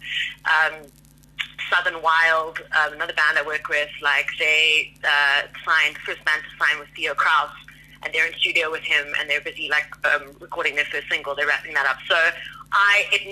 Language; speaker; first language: English; native; English